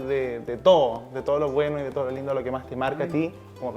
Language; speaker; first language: Spanish; native; Spanish